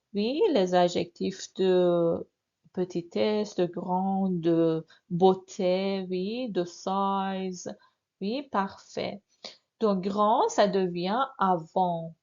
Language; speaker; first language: French; non-native, fluent; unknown